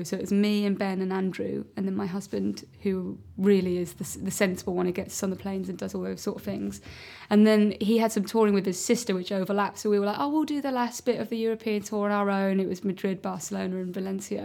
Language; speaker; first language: English; native; English